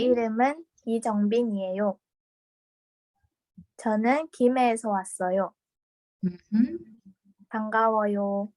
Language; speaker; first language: Korean; non-native, fluent; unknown